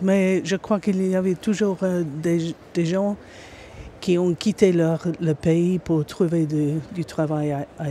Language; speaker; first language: French; non-native, fluent; English